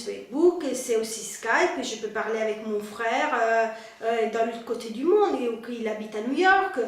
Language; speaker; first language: French; non-native, fluent; Spanish